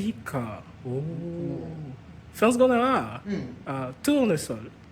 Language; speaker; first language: Japanese; non-native, learner; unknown